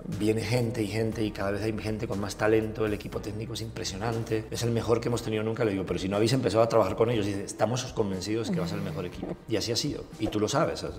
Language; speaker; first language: Spanish; native; Spanish